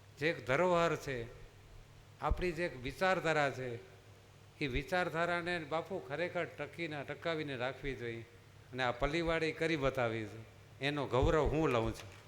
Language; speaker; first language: Gujarati; native; Gujarati